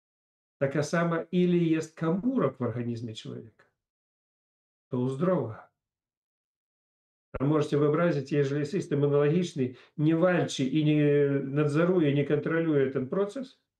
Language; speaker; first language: Polish; non-native, fluent; Russian